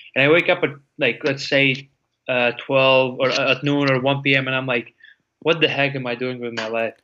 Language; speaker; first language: English; non-native, fluent; Latvian